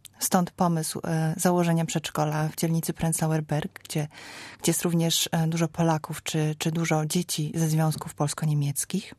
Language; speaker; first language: Polish; native; Polish